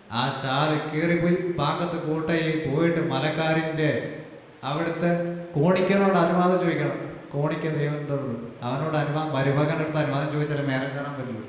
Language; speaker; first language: Malayalam; non-native, local second language; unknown